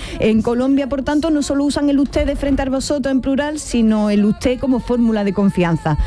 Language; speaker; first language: Spanish; native; Spanish